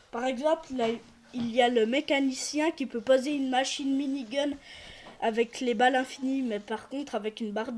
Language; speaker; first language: French; native; French